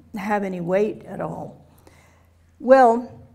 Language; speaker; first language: English; native; English